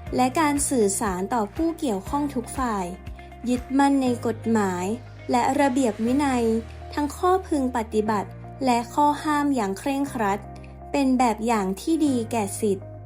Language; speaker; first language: Thai; native; Thai